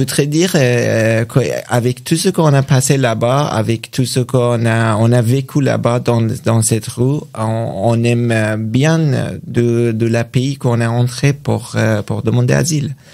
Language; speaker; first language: French; non-native, learner; Persian